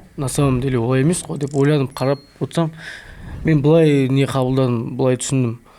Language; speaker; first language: Kazakh; native; Kazakh